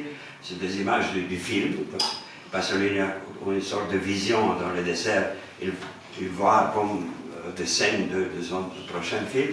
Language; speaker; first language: French; non-native, fluent; Romanian